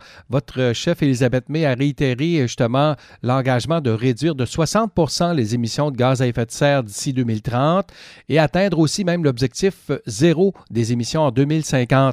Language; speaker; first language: French; native; French